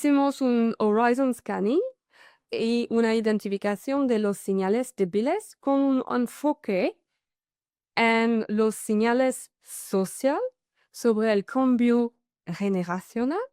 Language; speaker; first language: Spanish; non-native, fluent; French